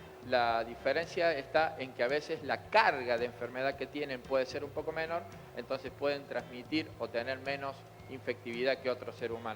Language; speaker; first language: Spanish; native; Spanish